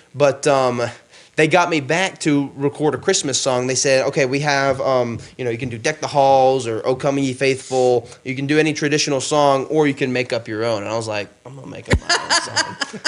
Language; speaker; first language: English; native; English